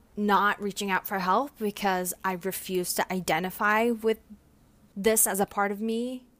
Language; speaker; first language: English; non-native, fluent; Turkish